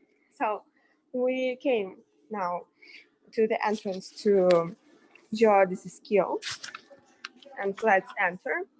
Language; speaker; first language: English; non-native, fluent; Russian